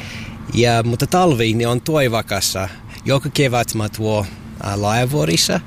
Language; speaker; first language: Finnish; non-native, learner; English